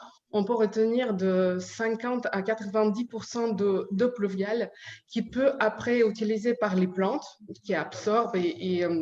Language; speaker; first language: French; non-native, learner; Ukrainian